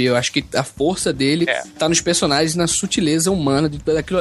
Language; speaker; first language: Portuguese; native; Portuguese